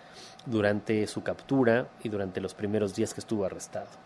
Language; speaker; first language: Spanish; native; Spanish